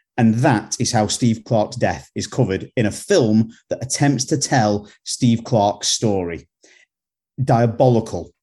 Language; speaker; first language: English; native; English